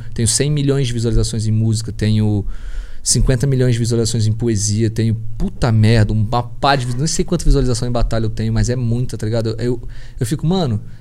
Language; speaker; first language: Portuguese; native; Portuguese